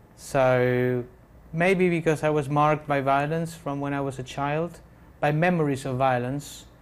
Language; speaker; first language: English; non-native, fluent; Spanish